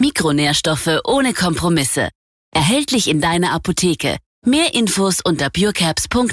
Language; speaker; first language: German; native; German